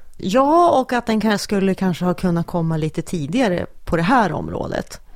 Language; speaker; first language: Swedish; native; Swedish